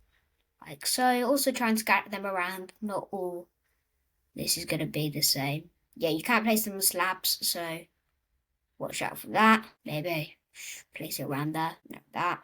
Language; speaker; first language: English; native; English